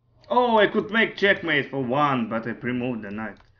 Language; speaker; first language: English; non-native, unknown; Ukrainian